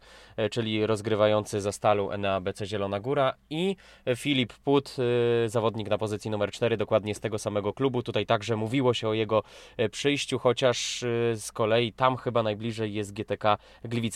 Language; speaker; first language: Polish; native; Polish